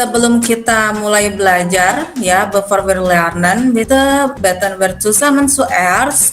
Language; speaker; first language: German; non-native, learner; Indonesian